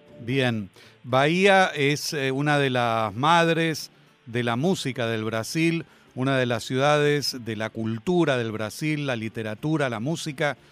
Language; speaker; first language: Spanish; native; Spanish